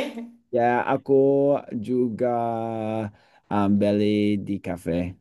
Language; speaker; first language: Indonesian; non-native, learner; English